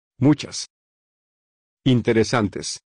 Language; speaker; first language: Spanish; non-native, learner; Swedish